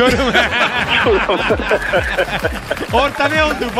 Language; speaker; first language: Turkish; non-native, learner; Italian